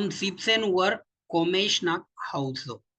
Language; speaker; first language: German; non-native, fluent; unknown